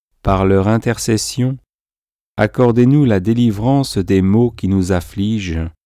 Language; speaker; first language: French; native; French